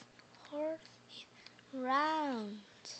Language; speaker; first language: English; non-native, learner; Korean